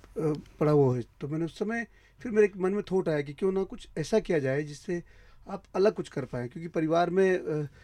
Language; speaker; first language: Hindi; native; Hindi